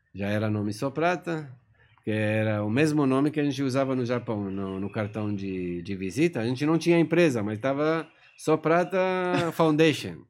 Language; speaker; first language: Portuguese; non-native, fluent; Persian